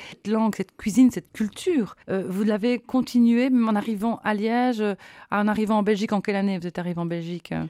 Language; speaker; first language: French; native; French